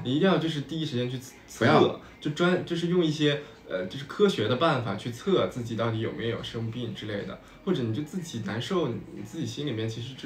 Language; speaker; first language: Chinese; native; Chinese